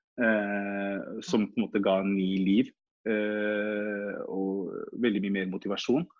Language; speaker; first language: Norwegian; early bilingual, other home language; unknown